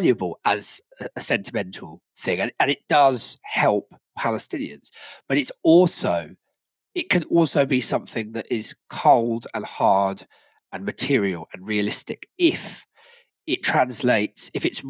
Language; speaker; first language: English; native; English